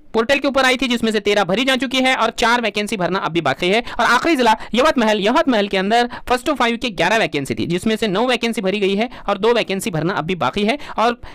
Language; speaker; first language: Hindi; non-native, local second language; Urdu